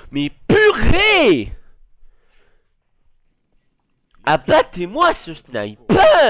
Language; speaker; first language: French; native; French